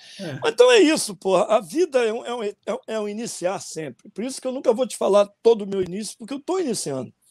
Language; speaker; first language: Portuguese; native; Portuguese